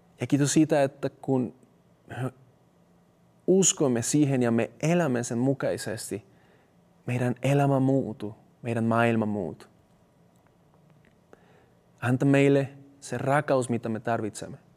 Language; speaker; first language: Finnish; non-native, fluent; Spanish